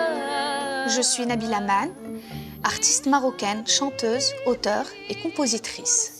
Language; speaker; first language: French; non-native, local second language; Arabic